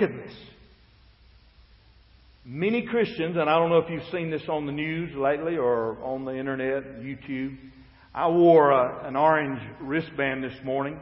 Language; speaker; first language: English; native; English